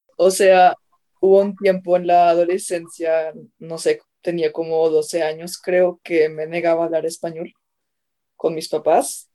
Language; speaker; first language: Spanish; early bilingual, heritage; Spanish